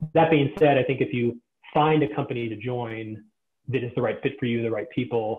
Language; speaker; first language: English; native; English